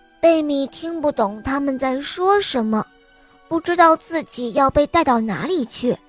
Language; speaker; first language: Chinese; native; Chinese